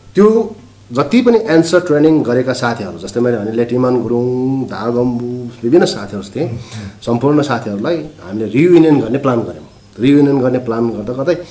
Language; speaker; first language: Nepali; non-native, local second language; Sherpa